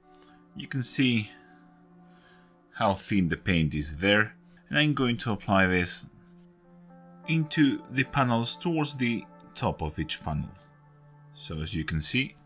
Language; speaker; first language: English; non-native, fluent; Spanish